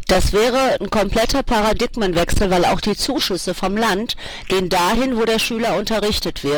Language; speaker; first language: German; native; German